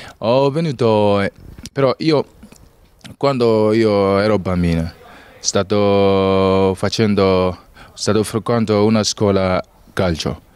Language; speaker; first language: Italian; non-native, learner; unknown